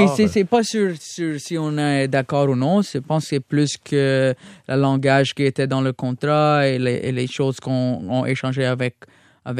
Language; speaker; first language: French; non-native, local second language; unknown